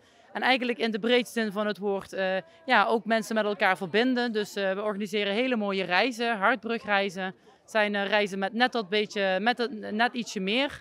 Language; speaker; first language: Dutch; native; Dutch